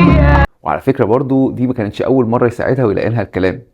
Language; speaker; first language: Arabic; native; Arabic